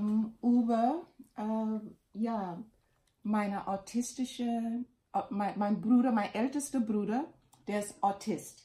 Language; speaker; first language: German; non-native, learner; English